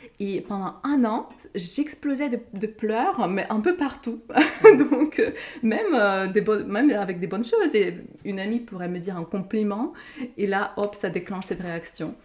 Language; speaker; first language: French; non-native, fluent; Ukrainian